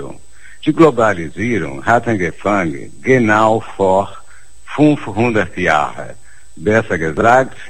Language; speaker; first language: German; non-native, fluent; Portuguese